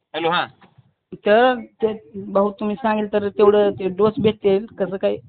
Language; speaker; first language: Marathi; native; Marathi